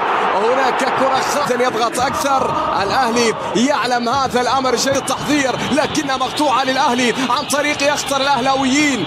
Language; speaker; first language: Arabic; native; Arabic